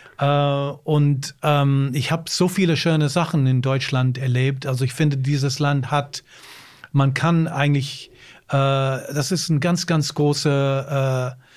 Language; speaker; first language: German; non-native, fluent; English